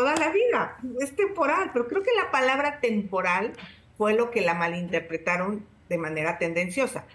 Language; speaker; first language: Spanish; native; Spanish